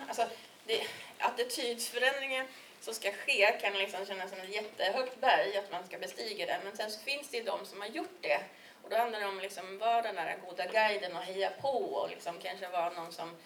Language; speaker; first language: Swedish; native; Swedish